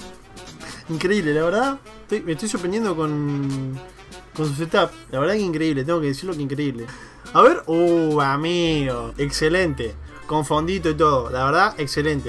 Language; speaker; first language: Spanish; native; Spanish